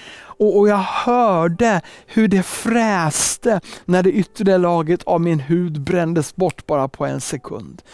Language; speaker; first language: Swedish; native; Swedish